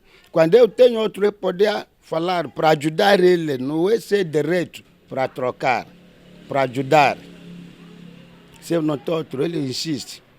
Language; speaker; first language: Portuguese; non-native, learner; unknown